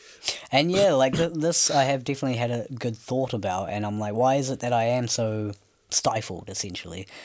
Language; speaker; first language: English; native; English